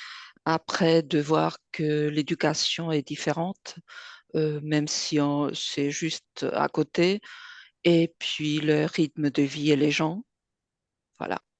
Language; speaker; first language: French; non-native, fluent; Spanish